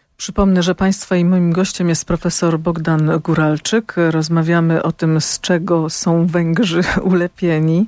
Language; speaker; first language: Polish; native; Polish